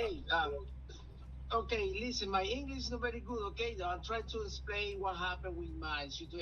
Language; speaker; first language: English; non-native, learner; Spanish